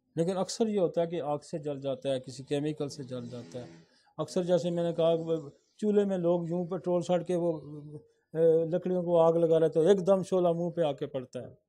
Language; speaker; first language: Urdu; non-native, local second language; Saraiki